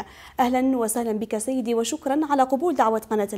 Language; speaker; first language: Arabic; native; Arabic